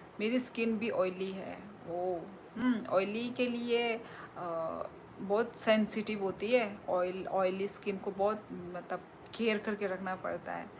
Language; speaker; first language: Hindi; non-native, local second language; Kok Borok